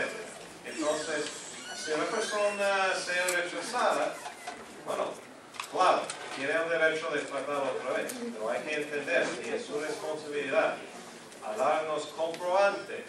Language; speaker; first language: Spanish; non-native, fluent; English